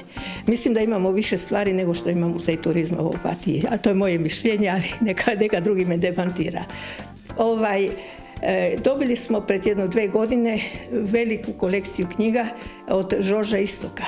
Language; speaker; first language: Croatian; native; Croatian